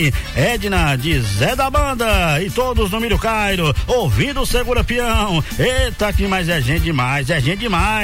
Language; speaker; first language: Portuguese; native; Portuguese